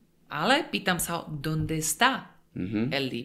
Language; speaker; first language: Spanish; non-native, fluent; Slovak